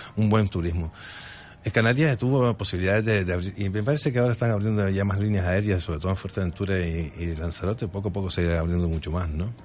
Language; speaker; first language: Spanish; early bilingual, other home language; French